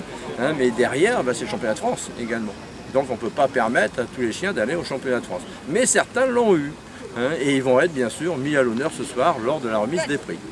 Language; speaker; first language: French; native; French